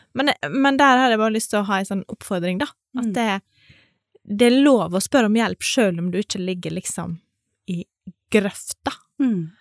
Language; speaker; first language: Norwegian; native; Norwegian